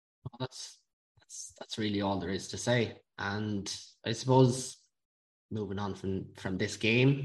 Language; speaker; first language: English; native; English